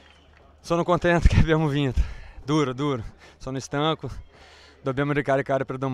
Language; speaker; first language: Italian; non-native, learner; Portuguese